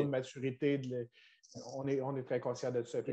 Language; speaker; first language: French; native; French